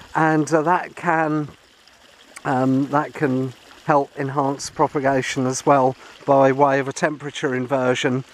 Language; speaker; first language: English; native; English